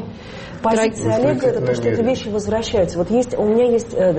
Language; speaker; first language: Russian; native; Russian